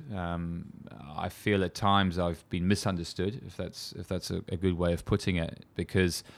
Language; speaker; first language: English; native; English